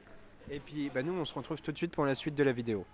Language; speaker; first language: French; native; French